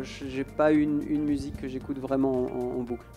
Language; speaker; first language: French; native; French